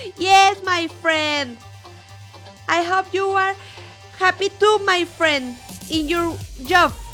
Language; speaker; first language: English; non-native, learner; Spanish